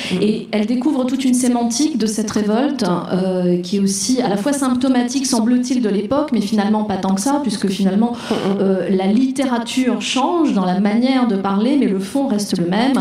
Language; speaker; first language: French; native; French